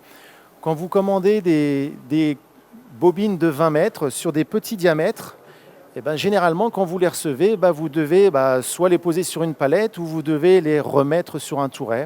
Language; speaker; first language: French; native; French